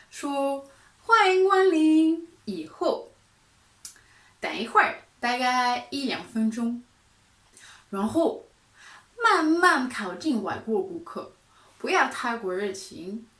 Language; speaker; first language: Chinese; non-native, fluent; French